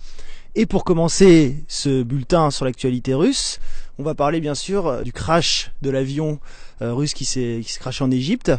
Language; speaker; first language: French; native; French